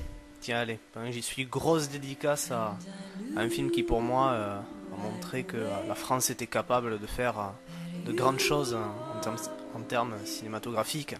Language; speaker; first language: French; native; French